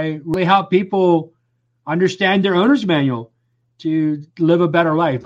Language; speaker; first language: English; native; English